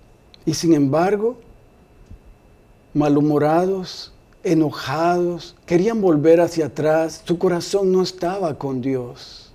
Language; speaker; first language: Spanish; native; Spanish